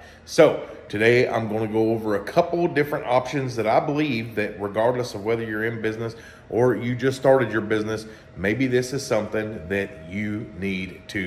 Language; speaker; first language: English; native; English